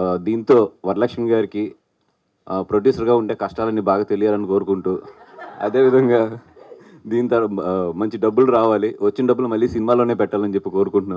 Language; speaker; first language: Telugu; native; Telugu